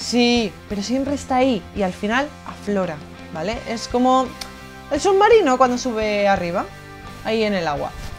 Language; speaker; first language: Spanish; native; Spanish